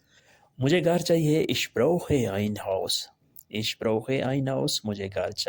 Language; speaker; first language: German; non-native, fluent; Urdu